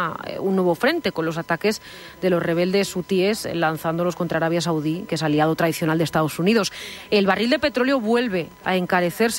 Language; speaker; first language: Spanish; native; Spanish